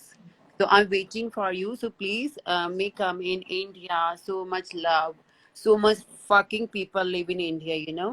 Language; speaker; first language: English; non-native, learner; Hindi